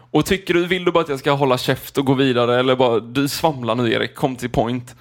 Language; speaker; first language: Swedish; native; Swedish